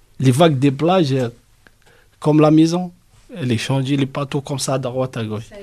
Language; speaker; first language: French; non-native, learner; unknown